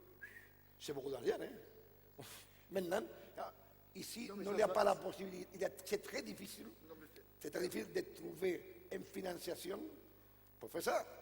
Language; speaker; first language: French; non-native, fluent; Catalan